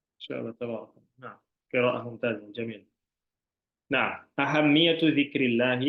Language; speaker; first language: Arabic; non-native, fluent; Indonesian